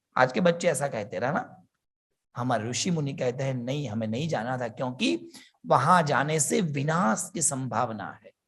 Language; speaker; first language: Hindi; non-native, local second language; Gujarati